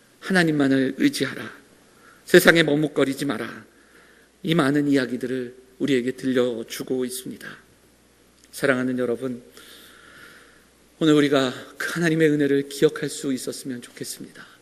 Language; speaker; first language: Korean; native; Korean